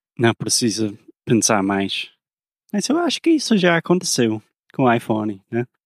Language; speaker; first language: Portuguese; non-native, fluent; English